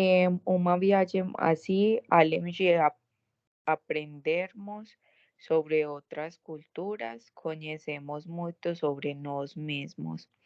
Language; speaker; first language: Portuguese; non-native, learner; Spanish